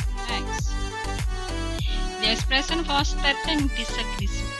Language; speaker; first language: English; non-native, fluent; Indonesian